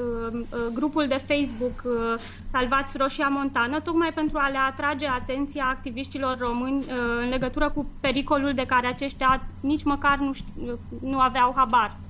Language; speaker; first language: Romanian; native; Romanian